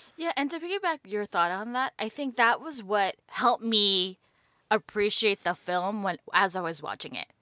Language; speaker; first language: English; native; English